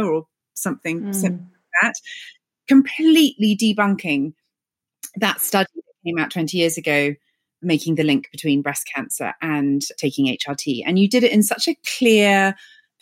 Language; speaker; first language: English; native; English